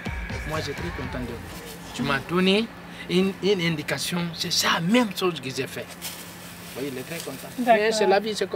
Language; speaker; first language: French; non-native, learner; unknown